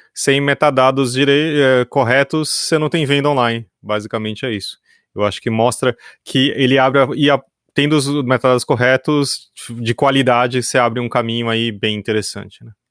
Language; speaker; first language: Portuguese; native; Portuguese